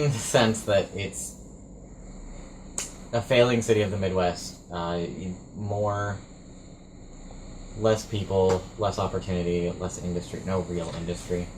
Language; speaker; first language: English; native; English